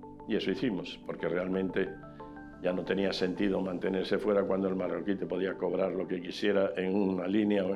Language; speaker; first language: Spanish; native; Spanish